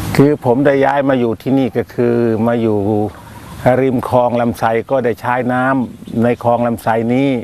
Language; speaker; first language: Thai; native; Thai